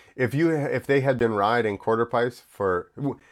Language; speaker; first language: English; early bilingual, other home language; Italian